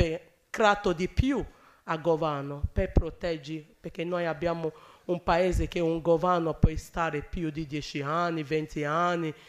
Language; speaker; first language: Italian; non-native, learner; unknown